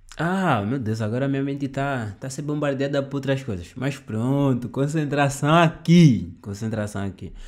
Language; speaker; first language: Portuguese; native; Portuguese